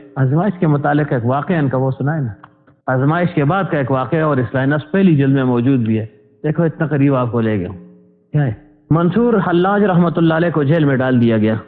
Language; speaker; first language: Urdu; non-native, local second language; Pashto